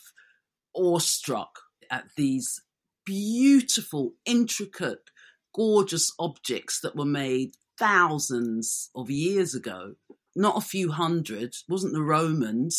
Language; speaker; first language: English; native; English